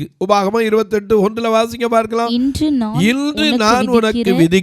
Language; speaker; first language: Tamil; native; Tamil